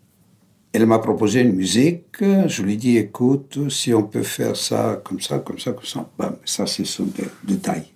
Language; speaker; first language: French; non-native, fluent; Greek